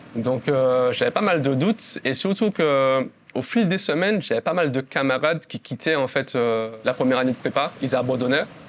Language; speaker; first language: French; native; French